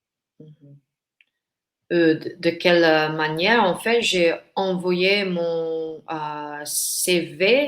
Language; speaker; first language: French; non-native, learner; Filipino